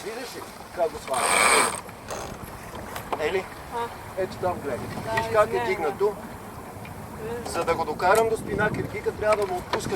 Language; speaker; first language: Bulgarian; native; Bulgarian